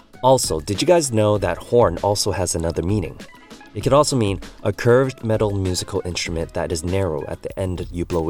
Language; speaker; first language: English; native; English